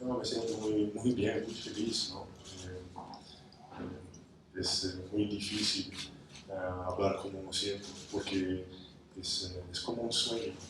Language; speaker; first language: Spanish; non-native, fluent; English